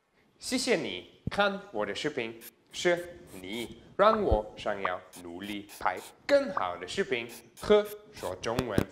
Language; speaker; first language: Chinese; non-native, learner; German